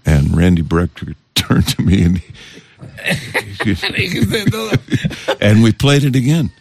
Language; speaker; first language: English; native; English